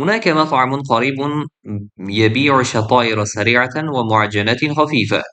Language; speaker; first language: Arabic; non-native, fluent; Uzbek